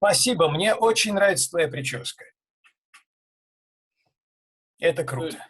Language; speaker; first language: Russian; native; Russian